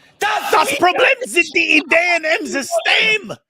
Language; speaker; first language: German; non-native, learner; English